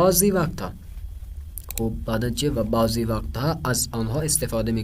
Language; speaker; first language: Persian; non-native, fluent; Urdu